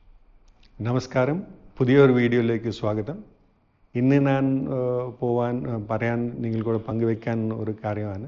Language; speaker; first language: Malayalam; non-native, fluent; Hindi